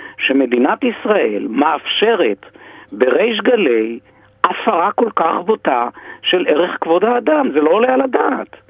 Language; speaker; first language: Hebrew; native; Hebrew